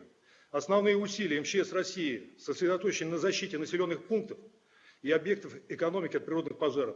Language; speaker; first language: Russian; native; Russian